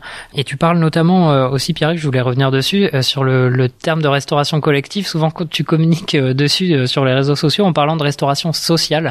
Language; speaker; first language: French; native; French